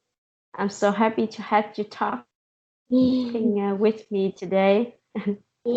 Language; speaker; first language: English; non-native, learner; Vietnamese